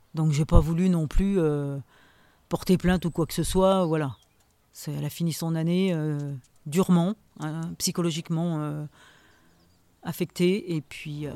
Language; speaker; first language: French; native; French